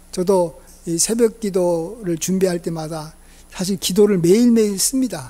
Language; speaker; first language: Korean; native; Korean